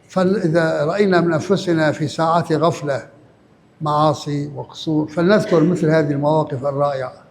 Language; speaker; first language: Arabic; native; Arabic